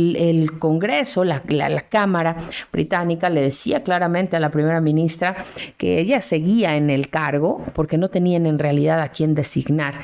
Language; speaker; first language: Spanish; native; Spanish